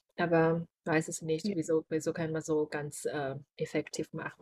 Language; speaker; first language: German; non-native, learner; Chinese